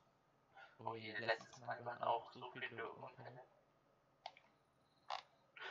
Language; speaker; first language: German; native; German